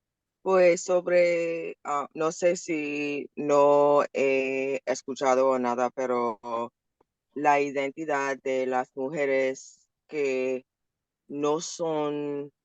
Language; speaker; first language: Spanish; non-native, learner; English